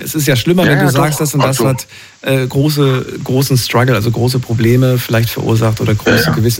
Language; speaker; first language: German; native; German